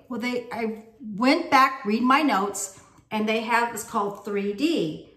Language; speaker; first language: English; native; English